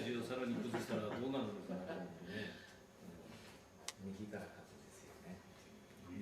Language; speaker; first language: Japanese; non-native, fluent; Urdu